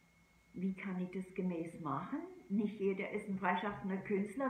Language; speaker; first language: German; non-native, fluent; English